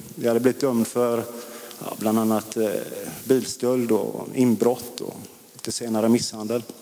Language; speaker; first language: Swedish; native; Swedish